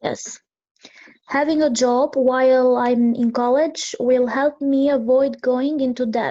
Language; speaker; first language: English; non-native, learner; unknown